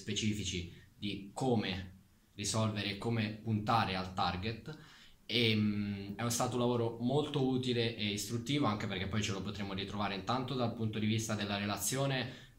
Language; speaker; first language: Italian; native; Italian